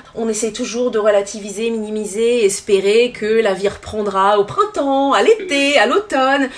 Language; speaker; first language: French; native; French